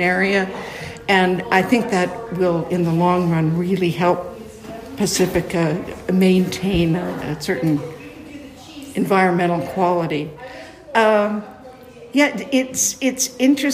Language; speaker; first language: English; native; English